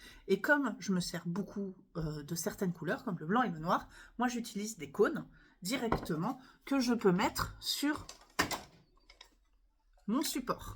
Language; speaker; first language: French; native; French